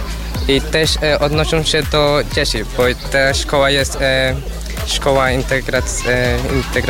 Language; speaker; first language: Polish; non-native, learner; Spanish